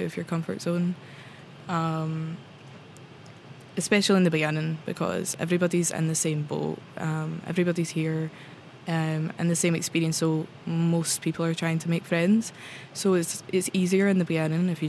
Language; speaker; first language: English; native; English